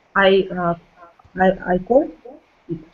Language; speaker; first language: English; non-native, learner; Russian